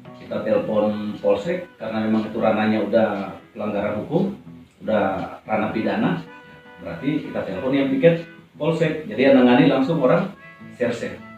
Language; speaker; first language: Indonesian; native; Indonesian